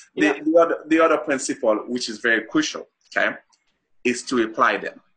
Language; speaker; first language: English; non-native, fluent; Haitian Creole